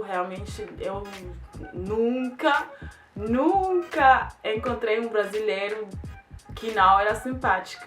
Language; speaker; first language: Portuguese; non-native, fluent; German